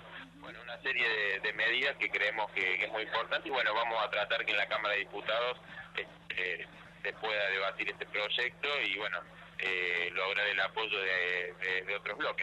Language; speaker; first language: Spanish; native; Spanish